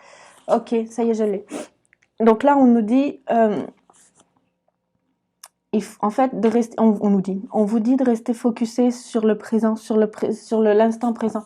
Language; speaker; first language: French; native; French